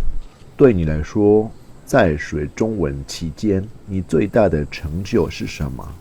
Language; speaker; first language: Chinese; non-native, fluent; Spanish